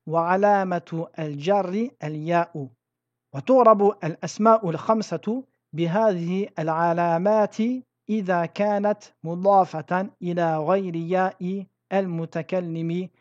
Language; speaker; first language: Arabic; non-native, fluent; French